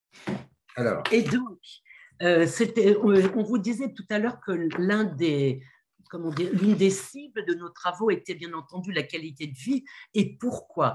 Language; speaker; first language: French; native; French